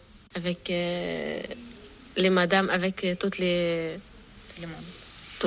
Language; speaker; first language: French; non-native, learner; Arabic